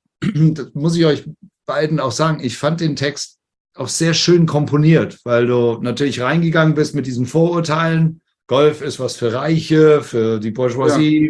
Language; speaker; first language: German; native; German